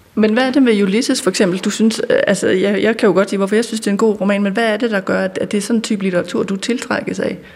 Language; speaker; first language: Danish; native; Danish